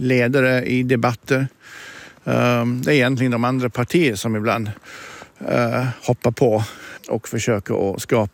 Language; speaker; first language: Swedish; non-native, fluent; English